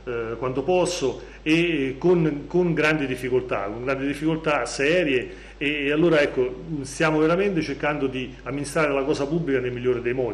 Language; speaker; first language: Italian; native; Italian